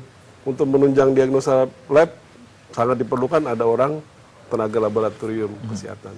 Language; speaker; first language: Indonesian; native; Indonesian